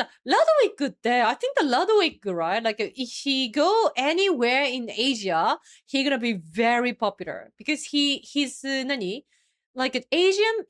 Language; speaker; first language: English; non-native, fluent; Japanese